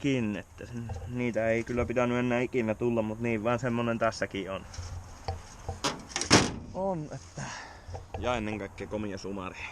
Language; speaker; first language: Finnish; native; Finnish